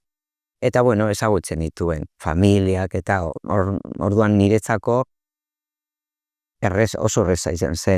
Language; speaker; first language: Basque; non-native, local second language; Spanish